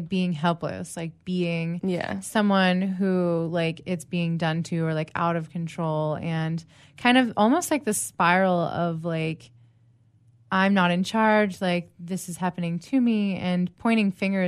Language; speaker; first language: English; native; English